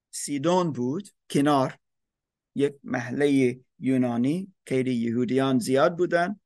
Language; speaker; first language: Persian; non-native, learner; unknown